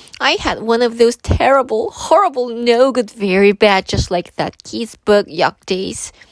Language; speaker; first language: English; non-native, fluent; Korean